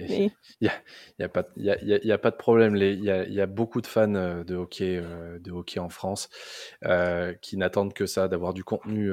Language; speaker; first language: French; native; French